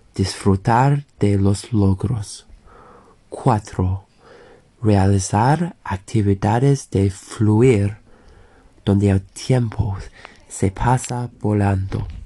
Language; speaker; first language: Spanish; non-native, learner; English